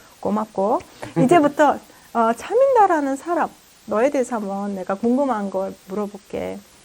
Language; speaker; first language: Korean; non-native, fluent; Azerbaijani